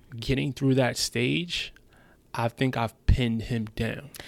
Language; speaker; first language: English; early bilingual, other home language; German